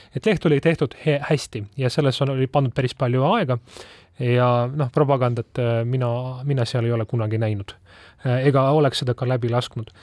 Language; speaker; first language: Estonian; non-native, local second language; Russian